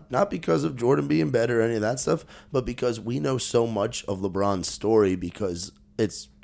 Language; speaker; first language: English; native; English